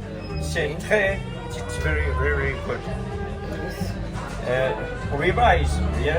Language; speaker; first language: English; non-native, learner; French